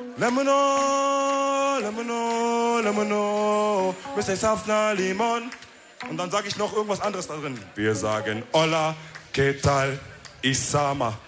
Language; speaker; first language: German; early bilingual, other home language; Wolof